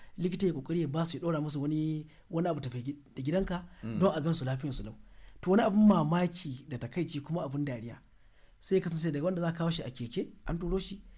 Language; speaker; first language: Hausa; native; Hausa